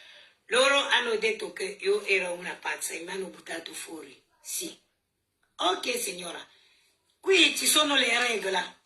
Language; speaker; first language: Italian; non-native, learner; French